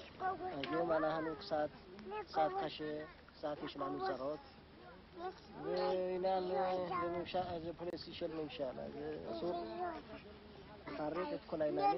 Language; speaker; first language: Hebrew; non-native, learner; Amharic